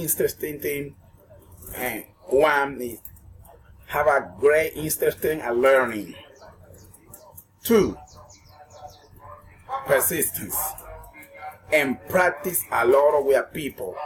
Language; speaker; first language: English; non-native, learner; Spanish